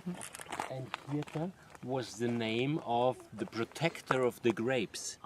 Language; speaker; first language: English; non-native, fluent; German